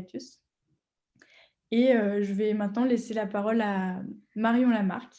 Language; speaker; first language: French; native; French